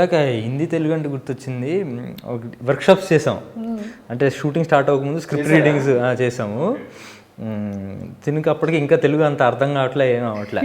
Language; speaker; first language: Telugu; native; Telugu